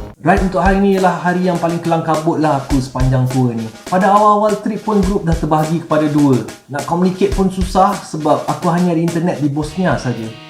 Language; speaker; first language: Malay; native; Malay